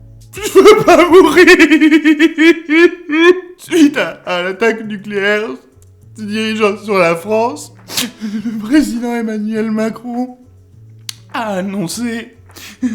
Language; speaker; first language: French; native; French